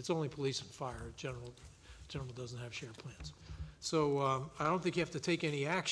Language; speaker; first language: English; native; English